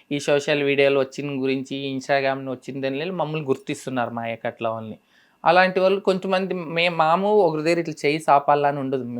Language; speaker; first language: Telugu; native; Telugu